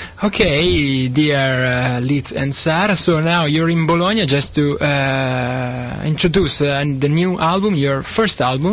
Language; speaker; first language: English; non-native, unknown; Italian